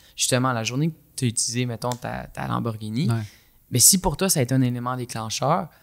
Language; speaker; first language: French; native; French